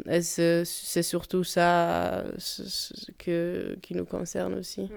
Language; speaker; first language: French; non-native, fluent; Polish